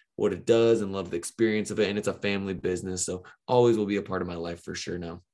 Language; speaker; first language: English; native; English